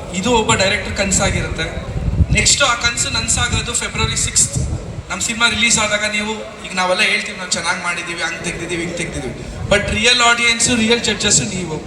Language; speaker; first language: Kannada; native; Kannada